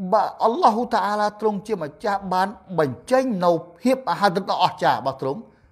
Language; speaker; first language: Khmer; non-native, local second language; Eastern Cham